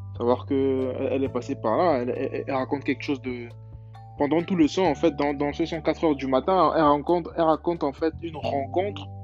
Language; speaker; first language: French; native; French